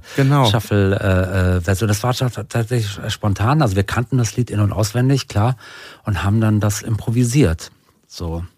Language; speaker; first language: German; native; German